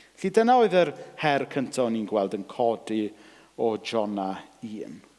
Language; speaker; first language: Welsh; native; Welsh